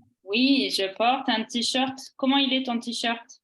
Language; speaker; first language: French; native; French